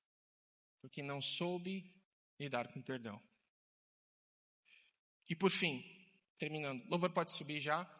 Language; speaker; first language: Portuguese; native; Portuguese